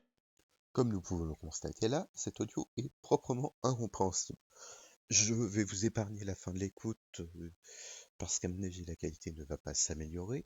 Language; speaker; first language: French; native; French